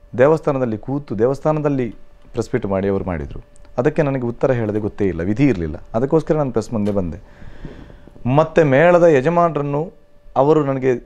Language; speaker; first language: Kannada; non-native, local second language; Tulu